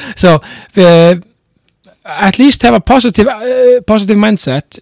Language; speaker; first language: English; non-native, fluent; Icelandic